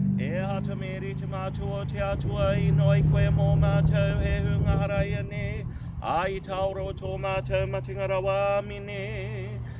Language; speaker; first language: Māori; non-native, local second language; English